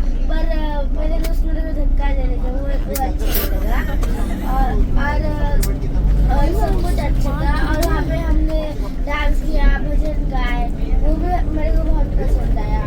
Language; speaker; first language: Hindi; non-native, local second language; Marathi